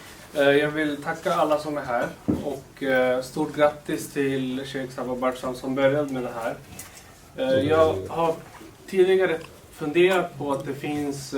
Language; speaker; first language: Swedish; non-native, local second language; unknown